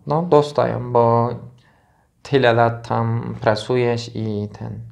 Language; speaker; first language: Polish; non-native, learner; Turkish